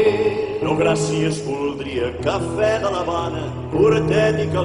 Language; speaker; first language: Catalan; native; Catalan